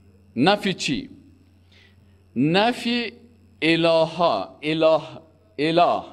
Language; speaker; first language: Persian; native; Persian